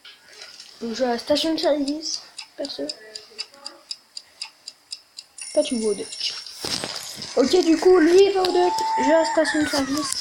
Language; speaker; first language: French; native; French